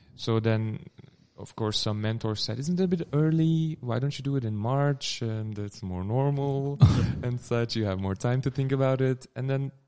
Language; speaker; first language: English; non-native, fluent; Turkish